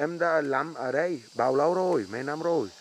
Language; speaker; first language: Vietnamese; non-native, fluent; English